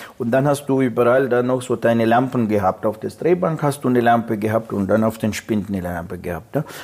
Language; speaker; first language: German; non-native, fluent; Russian